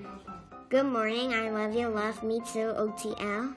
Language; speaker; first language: English; non-native, learner; Korean